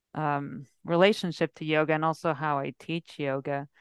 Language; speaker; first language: English; early bilingual, heritage; English